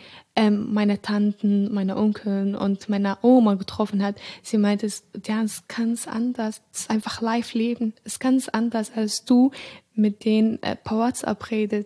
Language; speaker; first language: German; non-native, fluent; Arabic